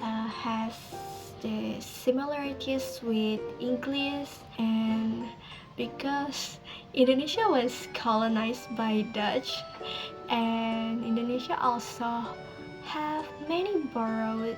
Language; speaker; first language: English; non-native, learner; Indonesian